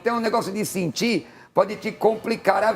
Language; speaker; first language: Portuguese; native; Portuguese